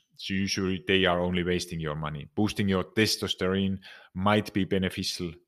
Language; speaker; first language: English; non-native, fluent; Finnish